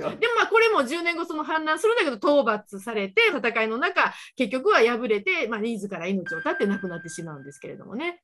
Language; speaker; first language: Japanese; native; Japanese